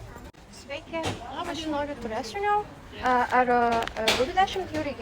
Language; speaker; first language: Lithuanian; non-native, learner; Japanese